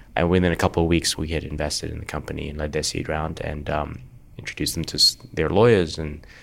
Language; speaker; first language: English; native; English